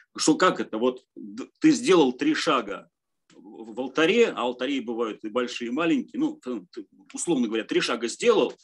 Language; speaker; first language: Russian; native; Russian